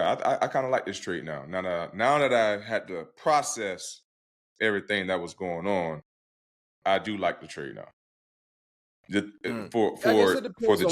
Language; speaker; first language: English; native; English